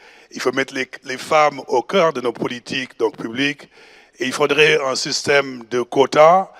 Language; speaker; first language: French; non-native, local second language; Wolof